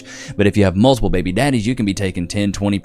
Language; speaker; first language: English; native; English